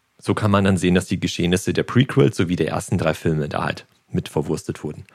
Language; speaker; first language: German; native; German